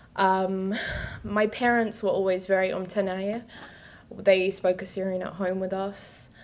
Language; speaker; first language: English; native; English